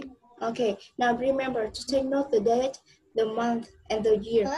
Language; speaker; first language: English; non-native, fluent; Vietnamese